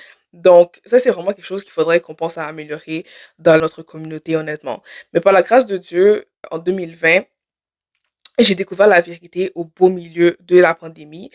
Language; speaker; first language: French; native; French